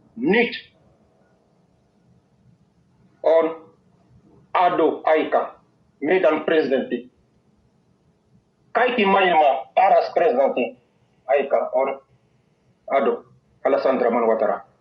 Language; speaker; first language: Finnish; non-native, learner; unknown